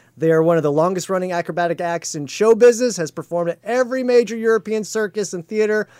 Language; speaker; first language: English; native; English